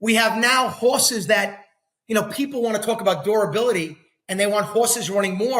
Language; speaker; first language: English; native; English